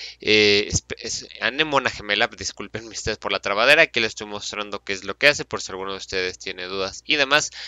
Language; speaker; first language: Spanish; native; Spanish